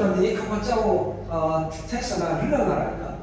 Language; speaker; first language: Thai; non-native, fluent; Korean